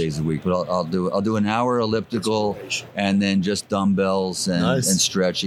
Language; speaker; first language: English; native; English